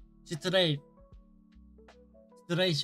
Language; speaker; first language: Japanese; non-native, learner; English